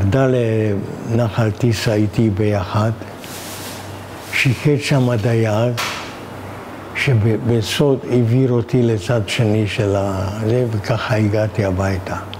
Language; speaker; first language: Hebrew; non-native, fluent; Hungarian